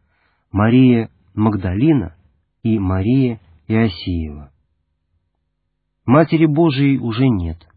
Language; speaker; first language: Russian; native; Russian